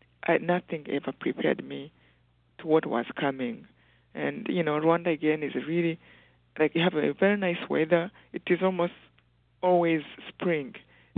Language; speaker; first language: English; non-native, local second language; Kinyarwanda